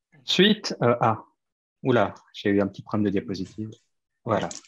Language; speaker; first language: French; native; French